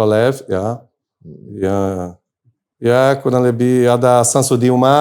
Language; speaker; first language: Indonesian; non-native, fluent; Portuguese